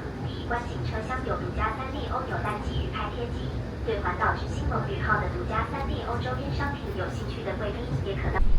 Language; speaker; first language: Chinese; native; Chinese